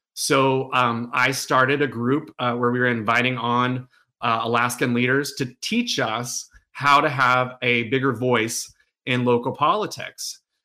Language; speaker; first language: English; native; English